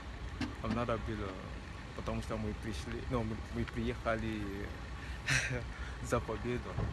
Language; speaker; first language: Russian; non-native, learner; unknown